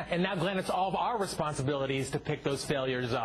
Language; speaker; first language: English; native; English